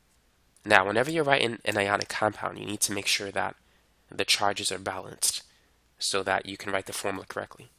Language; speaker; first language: English; native; English